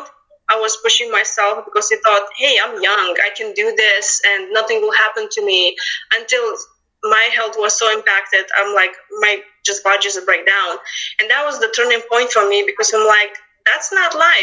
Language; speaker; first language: English; non-native, fluent; Lithuanian